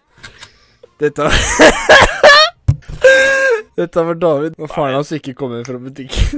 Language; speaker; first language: Norwegian; native; Norwegian